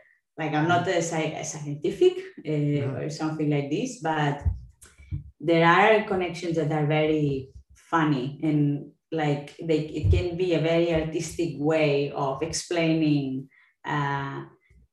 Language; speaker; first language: English; non-native, fluent; Spanish